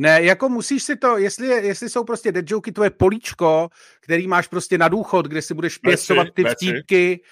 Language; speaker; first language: Czech; native; Czech